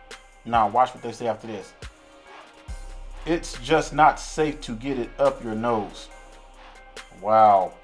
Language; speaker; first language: English; native; English